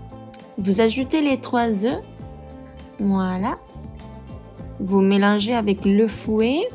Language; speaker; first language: French; non-native, fluent; Spanish